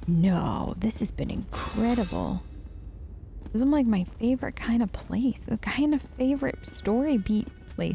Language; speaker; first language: English; native; English